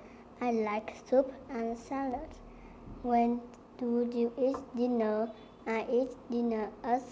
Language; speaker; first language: English; non-native, learner; Vietnamese